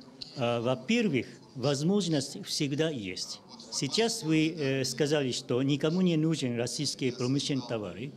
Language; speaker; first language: Russian; non-native, learner; Japanese